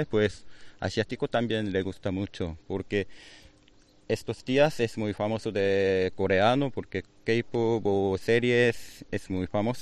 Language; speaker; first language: Spanish; non-native, learner; Korean